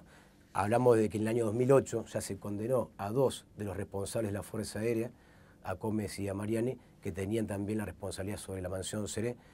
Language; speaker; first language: Spanish; native; Spanish